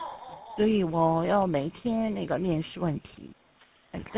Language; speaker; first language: Chinese; non-native, fluent; Korean